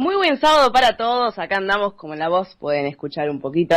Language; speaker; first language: Spanish; native; Spanish